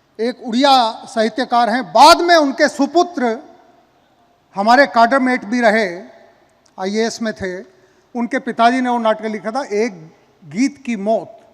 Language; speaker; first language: Hindi; native; Hindi